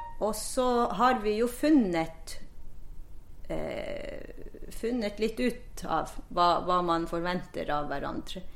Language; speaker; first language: Norwegian; non-native, local second language; Northern Sami